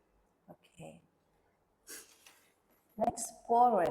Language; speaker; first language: English; non-native, local second language; Indonesian